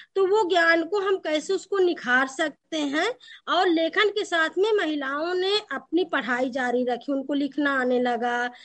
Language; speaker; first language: Hindi; native; Hindi